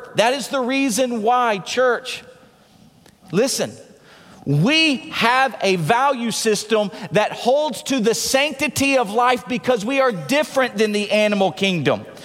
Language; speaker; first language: English; native; English